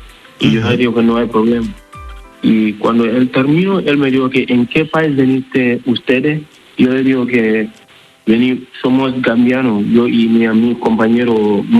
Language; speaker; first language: Spanish; non-native, learner; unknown